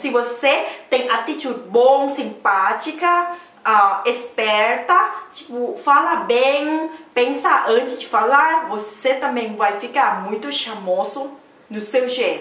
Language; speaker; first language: Portuguese; non-native, learner; Thai